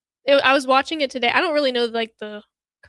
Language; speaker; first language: English; native; English